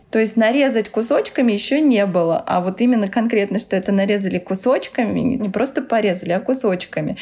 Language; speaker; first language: Russian; non-native, local second language; Tatar